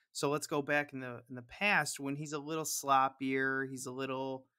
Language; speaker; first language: English; native; English